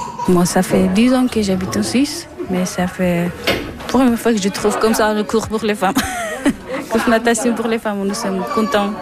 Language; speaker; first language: French; non-native, learner; Persian